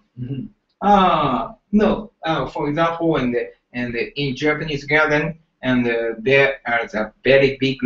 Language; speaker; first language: English; non-native, learner; Japanese